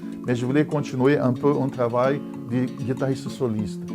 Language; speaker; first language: French; non-native, fluent; Portuguese